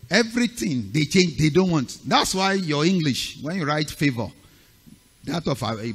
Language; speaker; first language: English; non-native, local second language; Yoruba